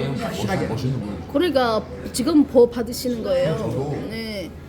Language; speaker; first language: Korean; non-native, local second language; Chinese